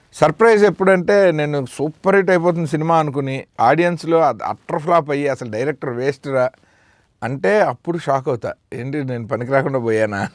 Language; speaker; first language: Telugu; native; Telugu